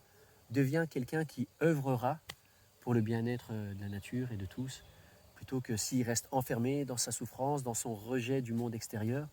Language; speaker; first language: French; native; French